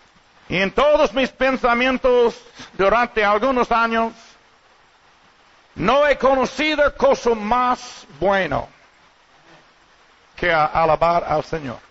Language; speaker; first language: Spanish; non-native, learner; English